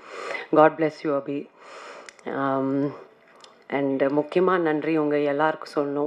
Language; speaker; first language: Tamil; non-native, fluent; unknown